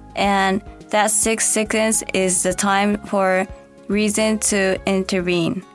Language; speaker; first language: English; non-native, fluent; Japanese